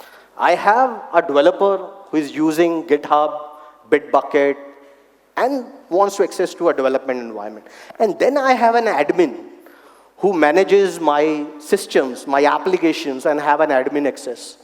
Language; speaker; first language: English; non-native, local second language; Hindi